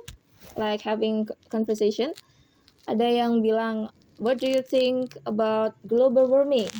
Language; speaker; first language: English; non-native, learner; Indonesian